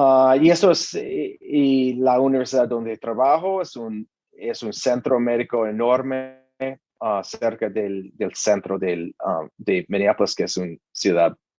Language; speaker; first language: Spanish; non-native, learner; English